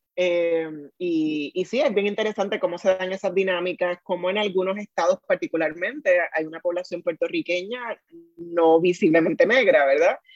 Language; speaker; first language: Spanish; native; Spanish